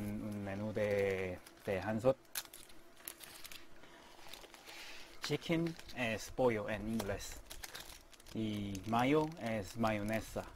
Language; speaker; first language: Spanish; non-native, learner; Korean